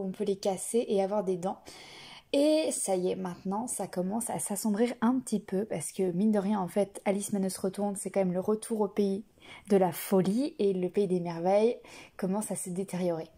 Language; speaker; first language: French; native; French